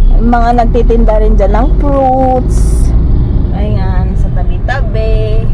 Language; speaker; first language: Filipino; native; Filipino